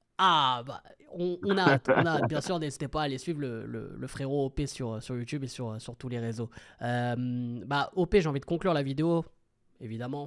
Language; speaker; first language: French; native; French